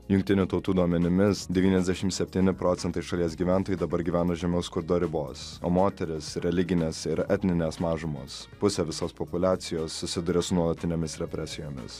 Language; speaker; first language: Lithuanian; native; Lithuanian